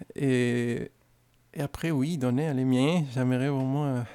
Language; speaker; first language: French; non-native, fluent; Spanish